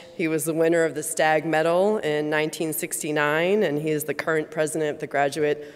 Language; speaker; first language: English; native; English